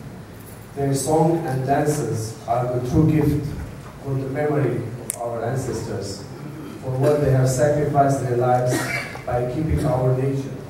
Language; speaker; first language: English; non-native, fluent; Armenian